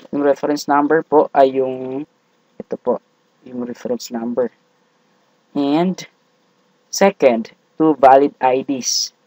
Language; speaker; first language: Filipino; non-native, local second language; Cebuano